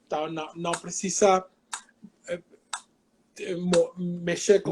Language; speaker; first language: Portuguese; non-native, fluent; Spanish